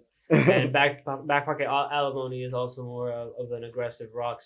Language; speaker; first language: English; native; English